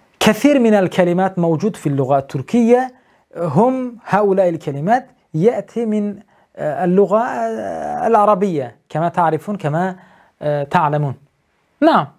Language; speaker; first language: Arabic; non-native, learner; Turkish